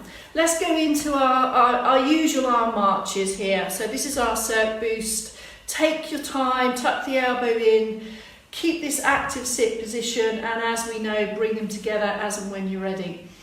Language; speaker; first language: English; native; English